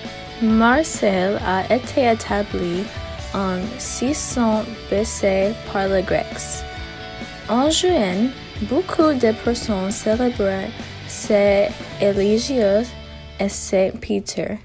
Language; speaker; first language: French; non-native, learner; English